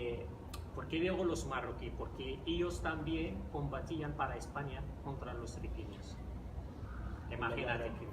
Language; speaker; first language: Spanish; non-native, fluent; Riffian